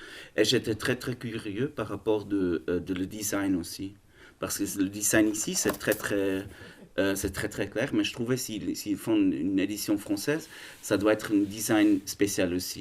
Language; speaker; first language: French; non-native, learner; German